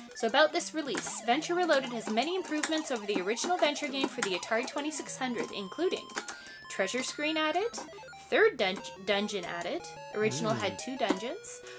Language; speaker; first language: English; native; English